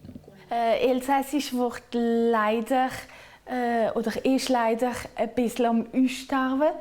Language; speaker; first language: German; non-native, local second language; Swiss German